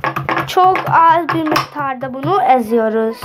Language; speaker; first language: Turkish; non-native, fluent; Urdu